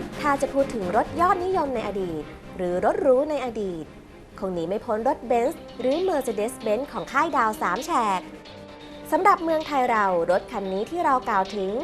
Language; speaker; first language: Thai; native; Thai